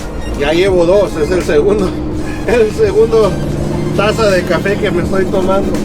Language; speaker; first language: Spanish; early bilingual, heritage; Spanish